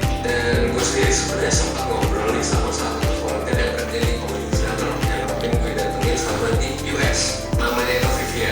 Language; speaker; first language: Indonesian; native; Indonesian